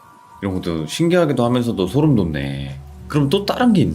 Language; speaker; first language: Korean; native; Korean